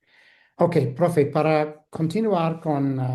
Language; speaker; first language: Spanish; non-native, fluent; English